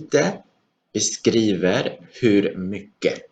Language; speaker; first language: Swedish; non-native, fluent; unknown